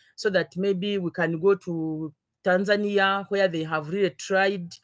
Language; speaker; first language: English; non-native, local second language; Ganda